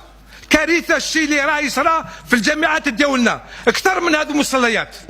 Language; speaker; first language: Arabic; non-native, local second language; Kabyle